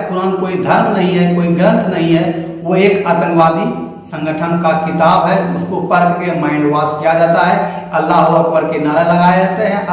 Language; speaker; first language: Hindi; native; Hindi